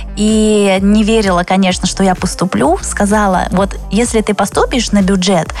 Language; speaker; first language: Russian; early bilingual, other home language; Chinese